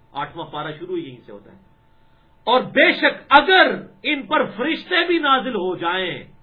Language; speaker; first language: Urdu; non-native, local second language; Punjabi